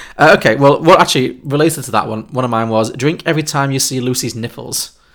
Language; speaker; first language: English; native; English